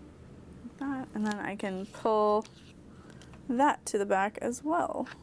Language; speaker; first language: English; native; English